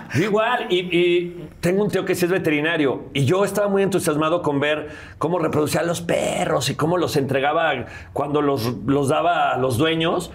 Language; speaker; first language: Spanish; native; Spanish